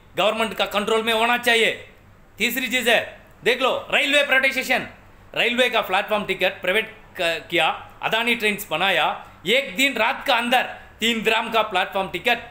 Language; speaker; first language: Hindi; non-native, local second language; Tamil